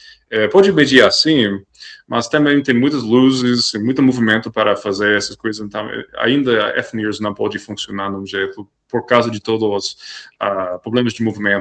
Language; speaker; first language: Portuguese; non-native, fluent; English